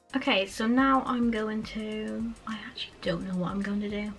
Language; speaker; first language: English; native; English